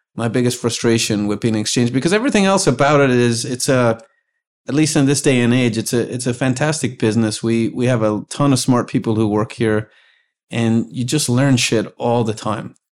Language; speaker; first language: English; native; English